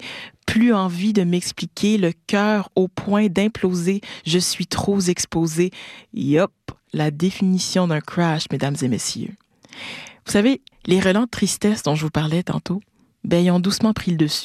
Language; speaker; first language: French; native; French